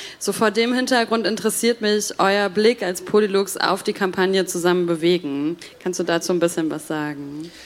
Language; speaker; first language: German; native; German